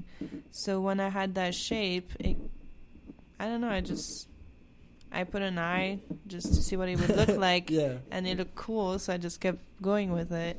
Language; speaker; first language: English; non-native, fluent; French